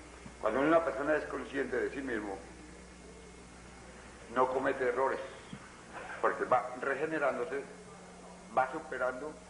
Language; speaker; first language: Spanish; native; Spanish